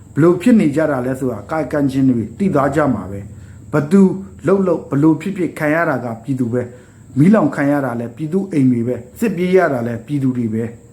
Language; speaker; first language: Burmese; native; Burmese